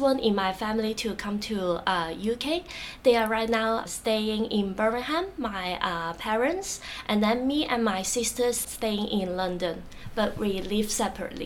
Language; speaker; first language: English; non-native, local second language; Cantonese